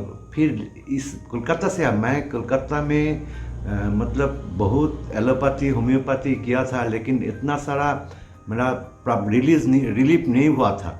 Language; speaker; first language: Hindi; non-native, local second language; Bangla